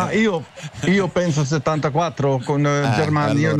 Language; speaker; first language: Italian; non-native, learner; Dutch